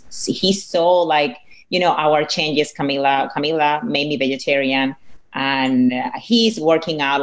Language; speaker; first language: English; non-native, fluent; Spanish